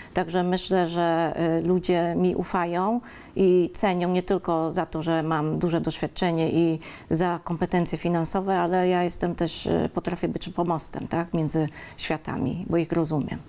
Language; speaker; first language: Polish; early bilingual, other home language; Vietnamese